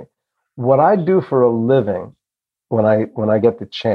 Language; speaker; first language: English; native; English